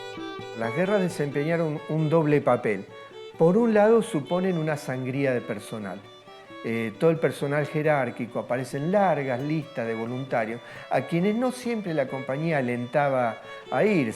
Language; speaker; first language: Spanish; native; Spanish